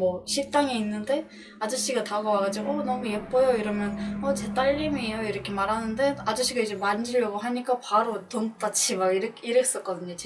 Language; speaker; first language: Korean; early bilingual, other home language; Russian